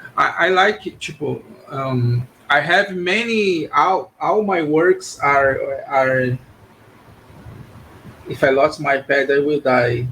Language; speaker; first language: English; non-native, learner; Portuguese